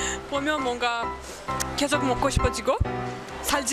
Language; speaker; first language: Korean; non-native, fluent; Azerbaijani